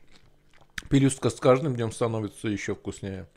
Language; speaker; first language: Russian; non-native, local second language; Azerbaijani